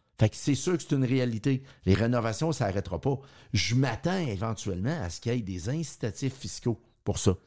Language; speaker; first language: French; native; French